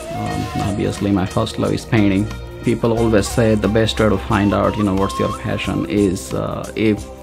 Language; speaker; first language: English; non-native, local second language; Gujarati